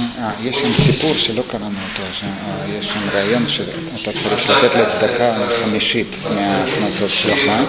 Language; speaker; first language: Hebrew; non-native, fluent; Russian